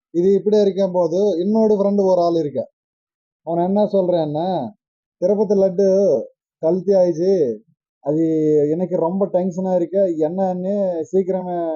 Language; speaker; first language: Tamil; non-native, learner; Telugu